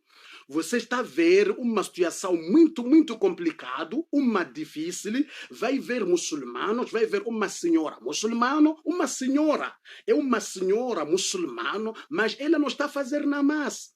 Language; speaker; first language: Portuguese; non-native, learner; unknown